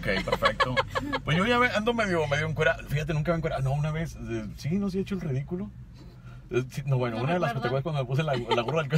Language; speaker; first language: Spanish; native; Spanish